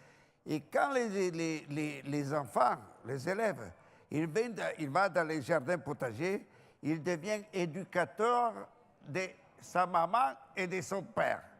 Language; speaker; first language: French; non-native, fluent; Italian